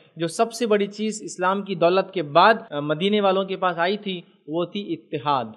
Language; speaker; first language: Urdu; native; Urdu